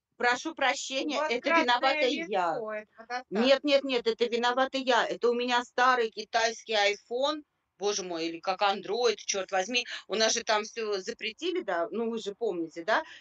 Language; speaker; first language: Russian; native; Russian